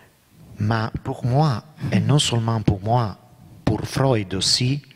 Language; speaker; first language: French; non-native, learner; Italian